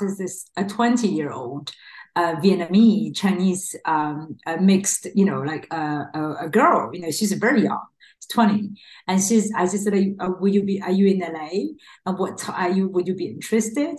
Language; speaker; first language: English; non-native, fluent; Chinese